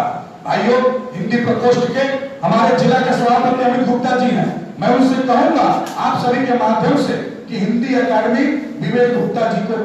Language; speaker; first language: Hindi; native; Hindi